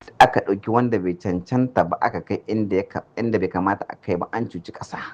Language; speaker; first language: Hausa; native; Hausa